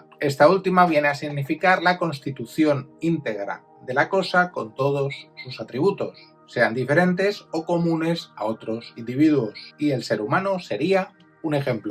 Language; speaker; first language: Spanish; native; Spanish